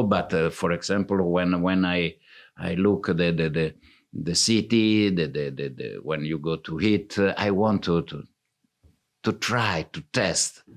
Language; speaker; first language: English; non-native, fluent; Italian